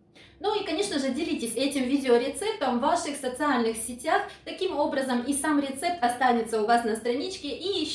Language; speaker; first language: Russian; native; Russian